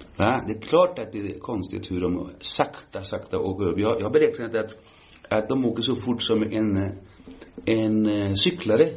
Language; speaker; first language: Swedish; early bilingual, heritage; Swedish